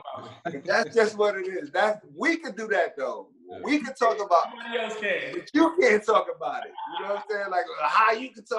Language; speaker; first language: English; native; English